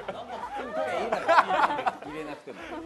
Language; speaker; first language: Japanese; native; Japanese